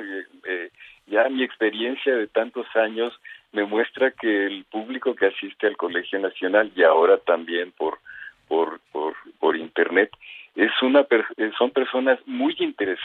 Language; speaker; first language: Spanish; native; Spanish